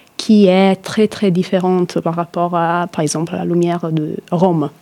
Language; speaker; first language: French; non-native, fluent; Italian